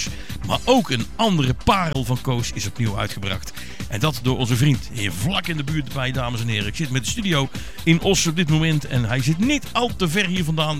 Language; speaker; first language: Dutch; native; Dutch